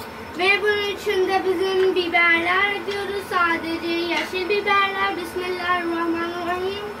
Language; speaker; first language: Turkish; non-native, learner; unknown